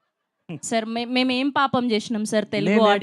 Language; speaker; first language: Telugu; native; Telugu